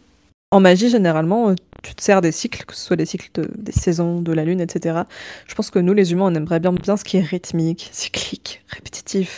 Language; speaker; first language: French; native; French